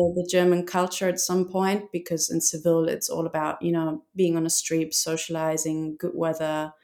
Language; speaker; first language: English; non-native, fluent; German